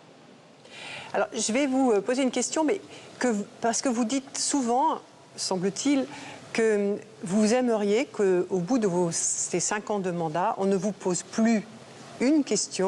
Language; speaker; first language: French; native; French